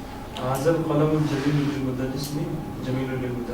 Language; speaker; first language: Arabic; non-native, learner; Urdu